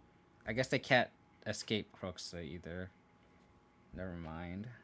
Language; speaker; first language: English; native; English